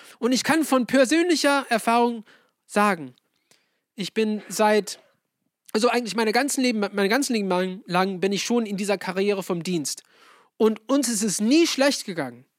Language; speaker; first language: German; non-native, fluent; English